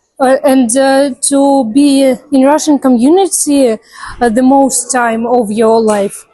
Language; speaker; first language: English; non-native, fluent; Russian